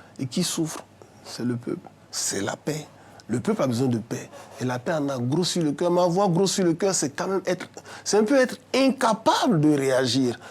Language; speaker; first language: French; native; French